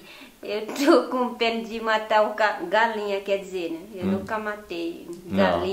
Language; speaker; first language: Portuguese; non-native, local second language; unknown